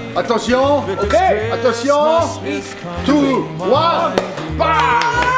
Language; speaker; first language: Japanese; non-native, fluent; French